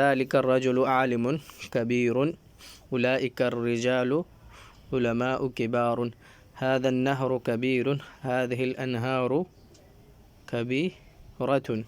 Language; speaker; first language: Arabic; non-native, fluent; Urdu